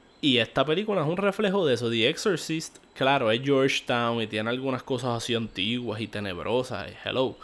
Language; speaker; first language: Spanish; native; Spanish